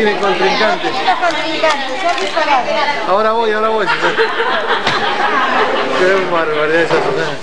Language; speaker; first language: Spanish; native; Spanish